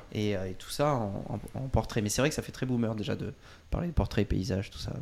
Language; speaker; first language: French; native; French